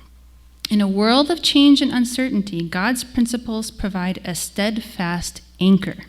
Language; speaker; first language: English; native; English